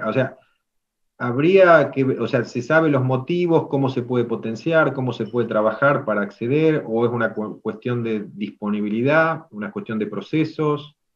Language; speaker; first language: Spanish; native; Spanish